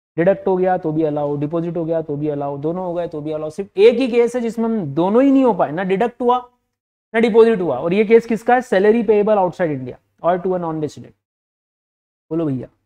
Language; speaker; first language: Hindi; native; Hindi